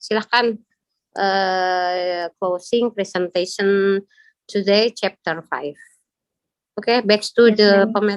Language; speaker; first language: English; non-native, learner; Indonesian